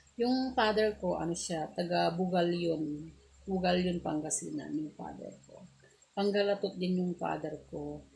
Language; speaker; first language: Filipino; non-native, local second language; Iloko